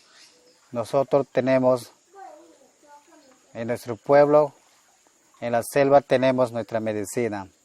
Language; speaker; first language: Spanish; non-native, local second language; Shipibo-Conibo